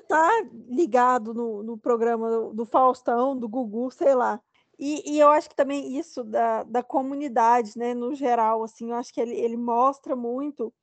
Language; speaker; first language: Portuguese; native; Portuguese